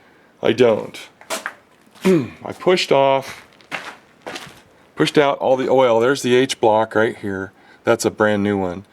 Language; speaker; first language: English; native; English